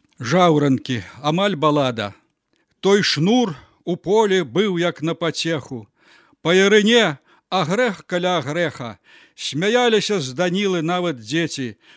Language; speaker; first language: Belarusian; native; Belarusian